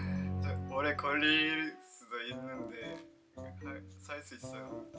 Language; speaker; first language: Korean; non-native, fluent; Japanese